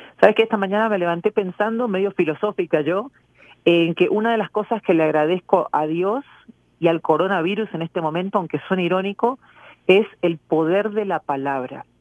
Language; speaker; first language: Spanish; native; Spanish